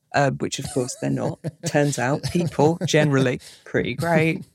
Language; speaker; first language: English; native; English